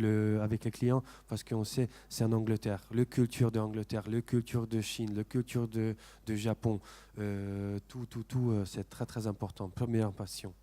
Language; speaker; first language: French; non-native, fluent; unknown